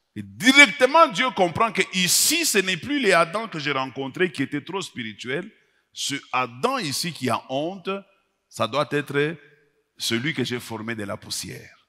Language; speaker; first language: French; non-native, local second language; Swahili